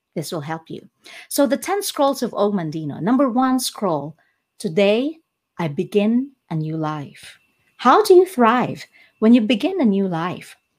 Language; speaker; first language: English; non-native, local second language; Cebuano